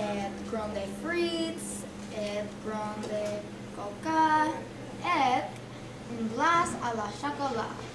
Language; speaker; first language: French; non-native, learner; English